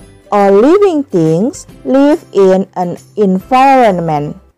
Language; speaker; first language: English; non-native, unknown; Indonesian